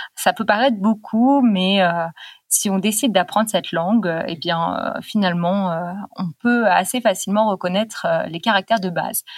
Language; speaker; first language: French; native; French